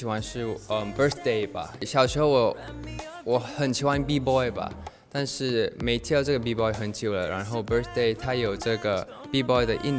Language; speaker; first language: Chinese; non-native, learner; Thai